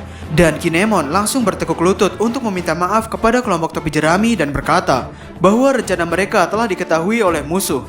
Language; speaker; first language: Indonesian; native; Indonesian